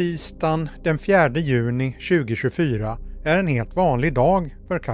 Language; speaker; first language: Swedish; native; Swedish